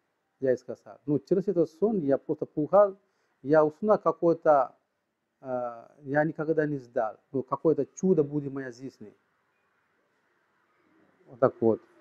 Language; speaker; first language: Russian; non-native, learner; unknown